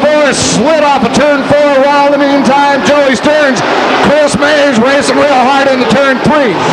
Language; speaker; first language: English; native; English